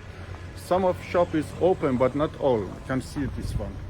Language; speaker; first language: English; non-native, learner; Persian